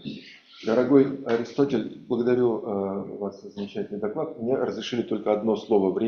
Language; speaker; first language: Russian; native; Russian